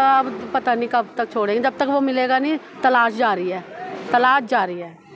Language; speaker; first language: Hindi; native; Hindi